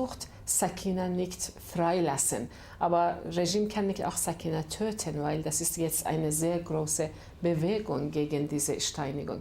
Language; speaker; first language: German; non-native, learner; Persian